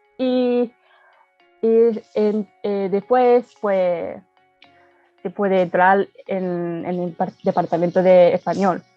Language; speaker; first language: Spanish; non-native, fluent; Japanese